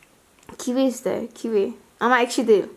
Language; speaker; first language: Turkish; non-native, learner; Indonesian